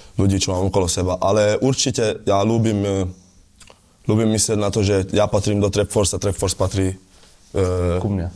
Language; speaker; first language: Slovak; early bilingual, other home language; Italian